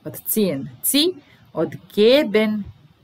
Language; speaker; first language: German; non-native, fluent; Serbian